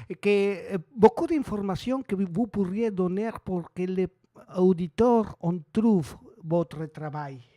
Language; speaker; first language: French; non-native, learner; Spanish